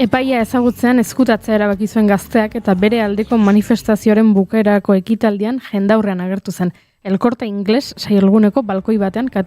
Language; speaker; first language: Basque; native; Basque